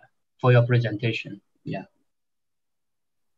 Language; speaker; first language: English; non-native, fluent; Chinese